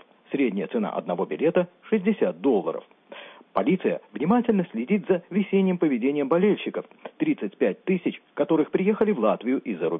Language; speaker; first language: Russian; native; Russian